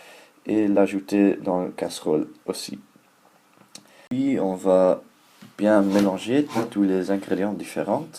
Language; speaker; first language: French; non-native, learner; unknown